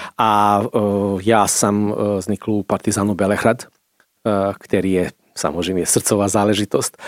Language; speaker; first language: Czech; non-native, fluent; Serbian